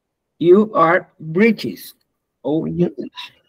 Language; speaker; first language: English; non-native, learner; Portuguese